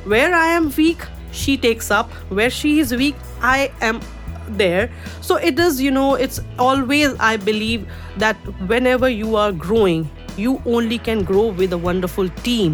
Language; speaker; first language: English; non-native, local second language; Urdu